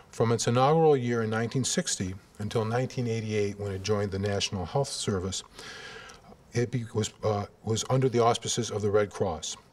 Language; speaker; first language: English; native; English